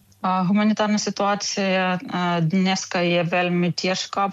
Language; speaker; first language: Czech; non-native, fluent; Ukrainian